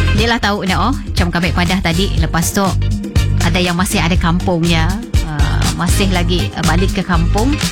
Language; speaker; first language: Malay; native; Malay